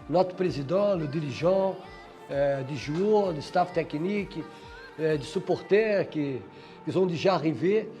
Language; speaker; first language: French; non-native, fluent; Portuguese